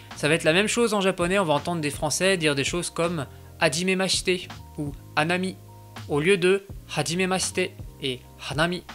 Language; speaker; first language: French; native; French